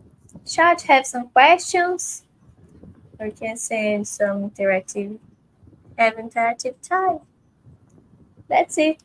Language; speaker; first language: English; non-native, fluent; Portuguese